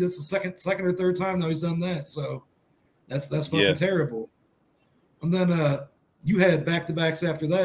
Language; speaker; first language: English; native; English